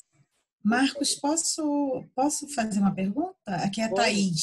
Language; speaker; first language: Portuguese; native; Portuguese